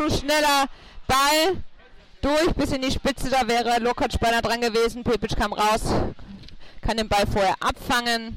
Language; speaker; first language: German; native; German